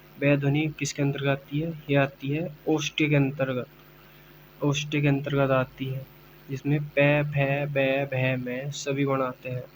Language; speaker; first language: Hindi; native; Hindi